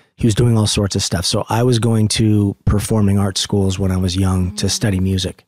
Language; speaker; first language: English; native; English